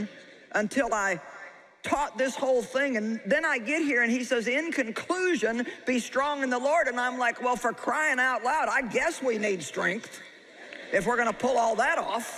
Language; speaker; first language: English; native; English